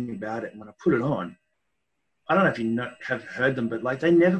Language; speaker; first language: English; native; English